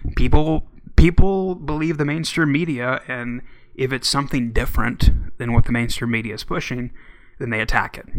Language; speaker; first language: English; native; English